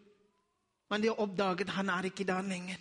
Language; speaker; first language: Norwegian; non-native, learner; Afrikaans